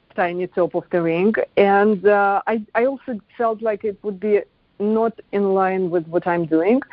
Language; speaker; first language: English; non-native, fluent; Russian